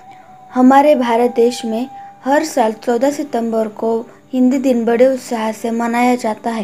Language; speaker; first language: Hindi; non-native, local second language; Marathi